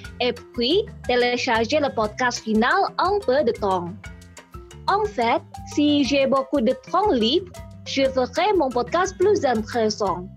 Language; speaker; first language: French; non-native, learner; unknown